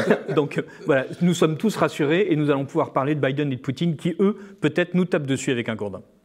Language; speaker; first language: French; native; French